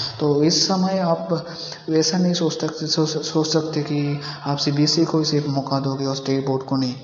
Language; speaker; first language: Hindi; non-native, local second language; Bangla